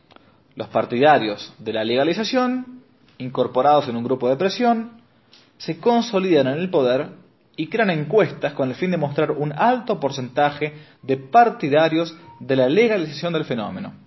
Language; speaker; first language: Spanish; native; Spanish